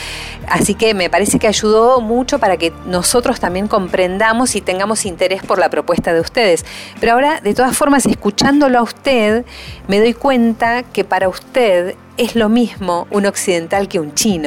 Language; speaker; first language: Spanish; native; Spanish